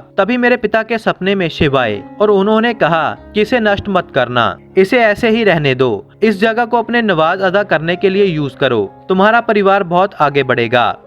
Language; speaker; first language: Hindi; native; Hindi